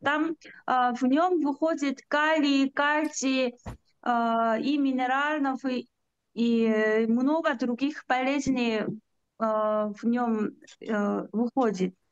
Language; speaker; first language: Russian; non-native, learner; Korean